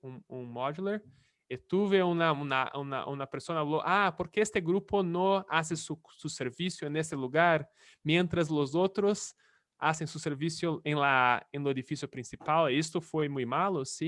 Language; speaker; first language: Spanish; non-native, fluent; Portuguese